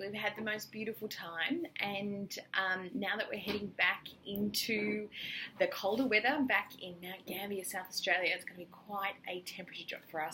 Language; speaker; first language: English; native; English